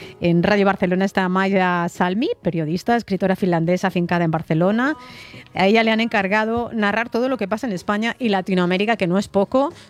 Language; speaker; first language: Spanish; native; Spanish